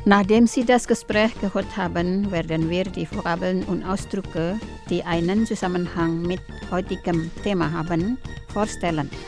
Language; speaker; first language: German; non-native, fluent; Indonesian